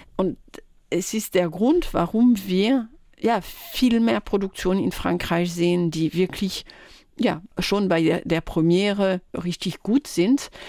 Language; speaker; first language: German; non-native, fluent; French